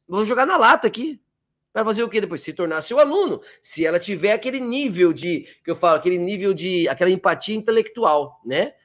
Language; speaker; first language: Portuguese; native; Portuguese